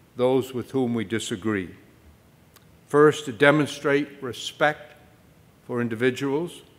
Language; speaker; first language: English; native; English